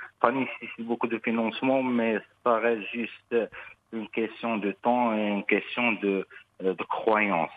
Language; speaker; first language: French; non-native, local second language; Arabic